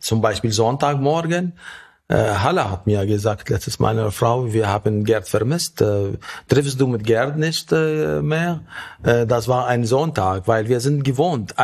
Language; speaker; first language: German; non-native, fluent; Arabic